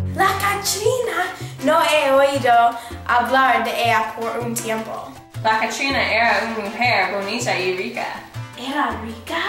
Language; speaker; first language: Spanish; non-native, learner; English